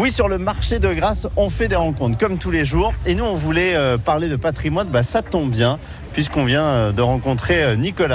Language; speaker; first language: French; native; French